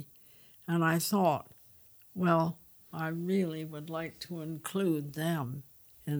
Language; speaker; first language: English; native; English